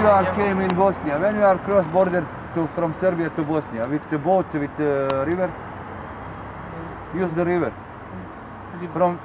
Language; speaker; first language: English; non-native, learner; Bosnian